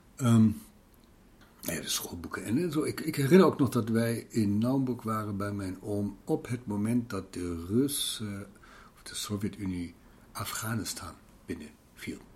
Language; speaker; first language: Dutch; non-native, fluent; German